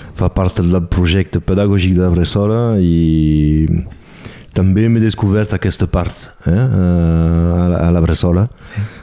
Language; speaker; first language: Catalan; non-native, local second language; French